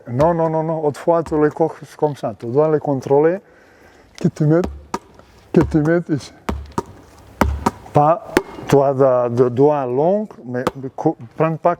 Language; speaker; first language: French; non-native, learner; Serbian